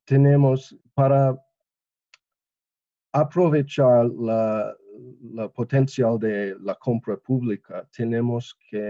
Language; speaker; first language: Spanish; non-native, learner; English